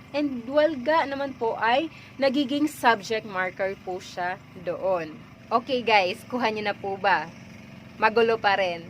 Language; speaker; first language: Filipino; native; Filipino